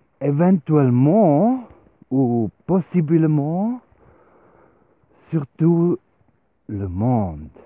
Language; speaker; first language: French; non-native, learner; Swiss German